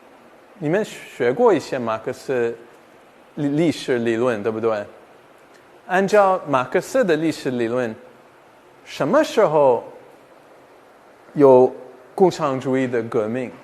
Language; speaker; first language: Chinese; non-native, fluent; English